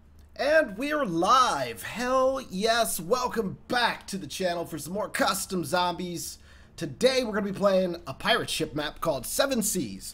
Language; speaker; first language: English; native; English